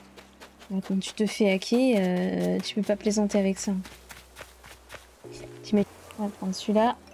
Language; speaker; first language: French; native; French